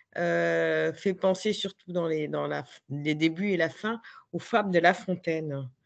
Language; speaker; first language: French; native; French